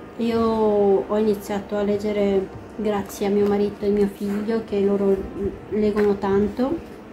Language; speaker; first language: Italian; non-native, fluent; Spanish